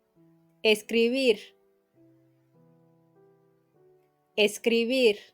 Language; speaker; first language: Spanish; non-native, fluent; English